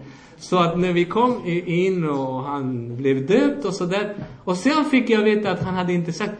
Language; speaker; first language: Swedish; non-native, fluent; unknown